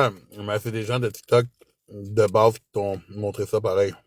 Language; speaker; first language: French; native; French